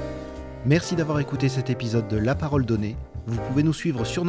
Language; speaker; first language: French; native; French